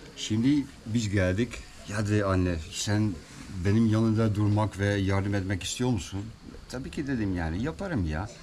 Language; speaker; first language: Turkish; non-native, fluent; Dutch